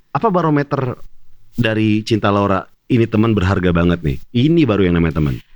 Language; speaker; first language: Indonesian; native; Indonesian